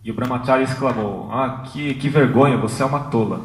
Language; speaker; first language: Portuguese; native; Portuguese